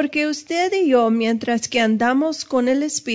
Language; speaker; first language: Spanish; early bilingual, heritage; Spanish